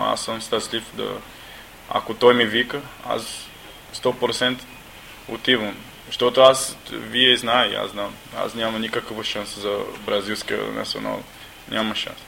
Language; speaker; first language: Bulgarian; non-native, learner; Portuguese